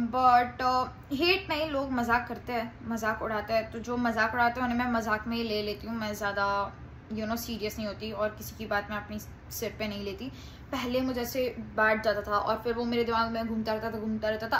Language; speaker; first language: Hindi; non-native, local second language; Gujarati